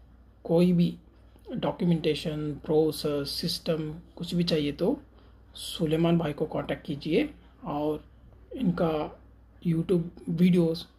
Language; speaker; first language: Hindi; non-native, local second language; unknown